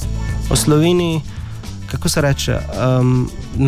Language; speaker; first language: Slovenian; non-native, learner; Arabic